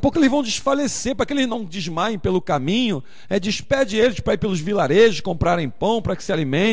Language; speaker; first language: Portuguese; native; Portuguese